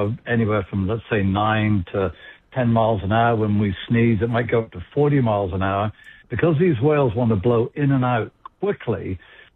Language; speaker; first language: English; native; English